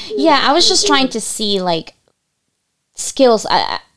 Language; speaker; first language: English; early bilingual, other home language; Cebuano